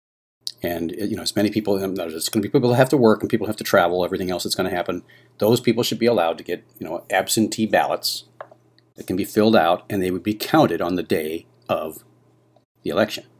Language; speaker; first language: English; native; English